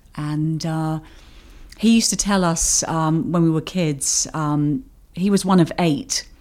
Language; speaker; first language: English; native; English